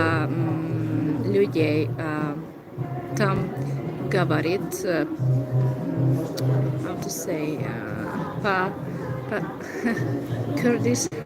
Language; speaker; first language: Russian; non-native, learner; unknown